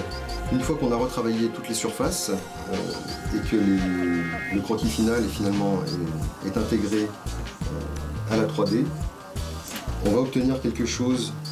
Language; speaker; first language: French; native; French